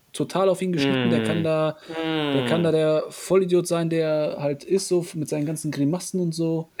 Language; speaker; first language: German; early bilingual, other home language; Polish